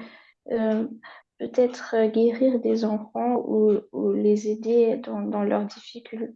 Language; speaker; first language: French; non-native, fluent; German